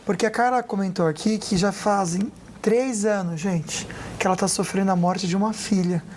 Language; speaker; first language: Portuguese; native; Portuguese